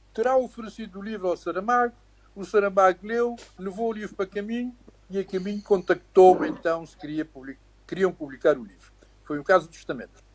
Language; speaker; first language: Portuguese; native; Portuguese